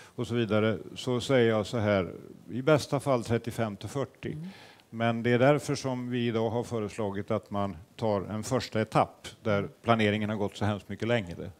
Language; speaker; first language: Swedish; native; Swedish